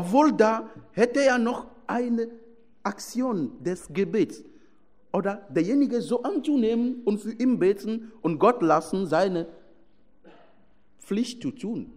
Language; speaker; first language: German; non-native, fluent; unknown